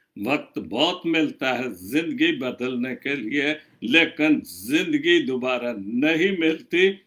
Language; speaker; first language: Urdu; non-native, local second language; Punjabi